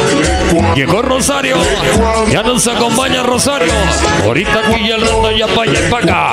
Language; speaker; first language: Spanish; native; Spanish